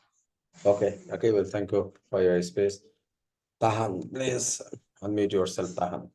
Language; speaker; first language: English; non-native, fluent; Bangla